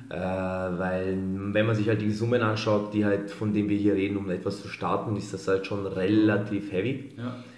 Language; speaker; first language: German; early bilingual, other home language; Serbian